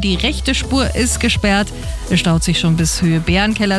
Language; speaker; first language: German; native; German